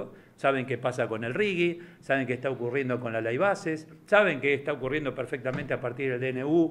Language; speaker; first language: Spanish; native; Spanish